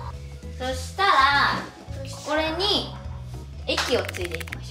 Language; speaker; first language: Japanese; native; Japanese